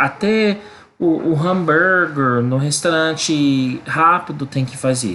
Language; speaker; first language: Portuguese; non-native, learner; English